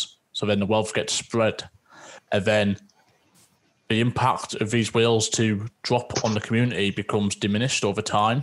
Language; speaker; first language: English; native; English